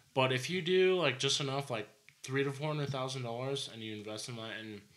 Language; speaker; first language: English; native; English